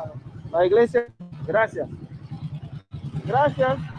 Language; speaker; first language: Spanish; non-native, learner; English